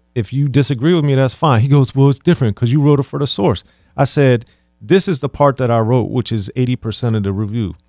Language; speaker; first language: English; native; English